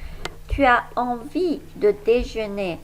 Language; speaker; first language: French; non-native, fluent; Persian